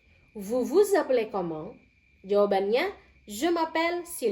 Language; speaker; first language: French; non-native, fluent; Indonesian